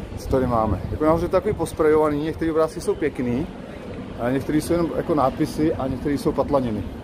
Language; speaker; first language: Czech; native; Czech